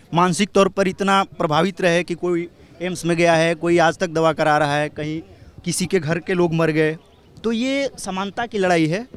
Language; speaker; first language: Hindi; native; Hindi